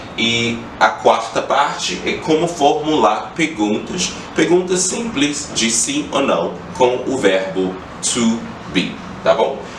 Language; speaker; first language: Portuguese; non-native, fluent; English